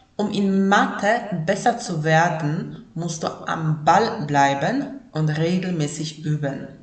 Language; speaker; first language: German; non-native, fluent; Polish